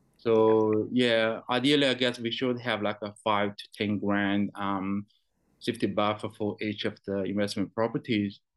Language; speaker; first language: English; non-native, fluent; Chinese